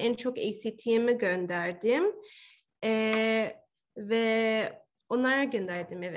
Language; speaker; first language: Turkish; early bilingual, heritage; Turkish